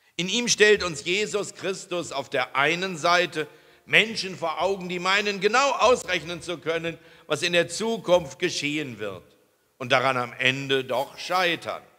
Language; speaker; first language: German; native; German